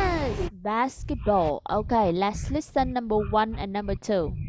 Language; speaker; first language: English; non-native, fluent; Vietnamese